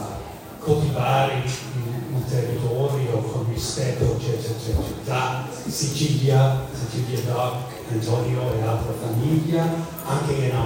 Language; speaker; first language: Italian; non-native, fluent; English